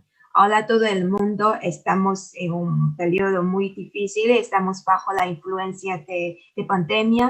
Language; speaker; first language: Spanish; non-native, fluent; Chinese